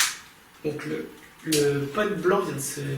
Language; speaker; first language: French; native; French